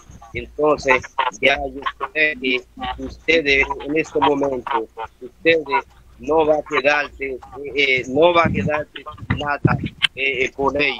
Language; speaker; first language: Spanish; non-native, learner; Haitian Creole